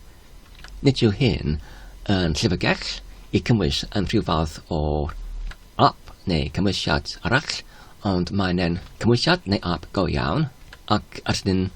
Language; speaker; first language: Welsh; non-native, learner; Polish